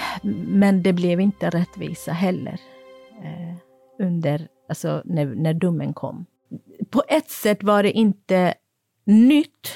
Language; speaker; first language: Swedish; non-native, fluent; Kurdish